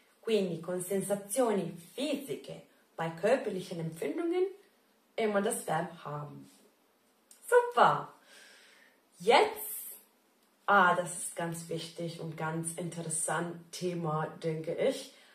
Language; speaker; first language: German; non-native, fluent; Italian